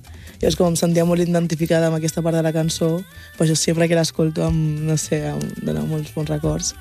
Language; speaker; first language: Catalan; early bilingual, other home language; Wolof